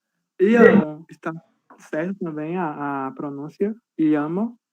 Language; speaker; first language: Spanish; non-native, learner; Portuguese